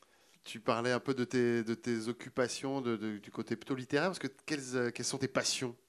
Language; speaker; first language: French; native; French